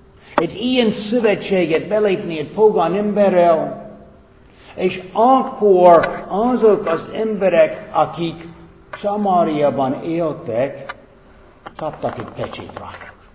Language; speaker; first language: Hungarian; non-native, fluent; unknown